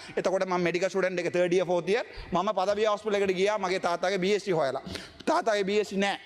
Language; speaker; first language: Sinhala; non-native, local second language; Tamil